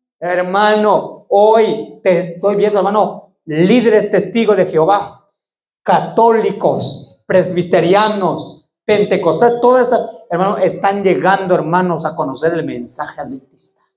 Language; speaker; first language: Spanish; native; Spanish